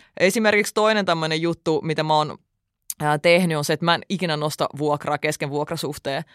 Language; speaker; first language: Finnish; early bilingual, other home language; Russian